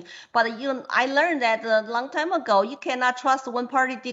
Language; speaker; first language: English; non-native, fluent; Chinese